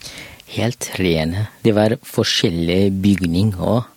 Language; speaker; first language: Norwegian; non-native, learner; Kurdish